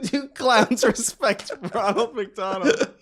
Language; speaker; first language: English; native; English